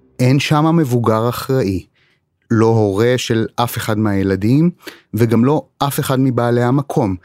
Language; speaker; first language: Hebrew; native; Hebrew